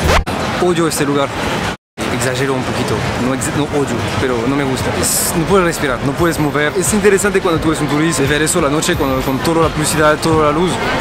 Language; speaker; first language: Spanish; non-native, learner; French